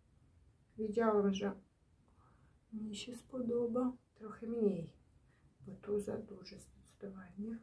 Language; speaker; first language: Polish; non-native, learner; Ukrainian